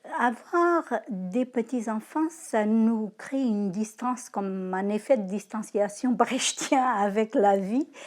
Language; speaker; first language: French; non-native, fluent; Portuguese